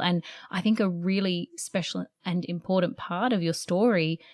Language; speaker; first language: English; native; English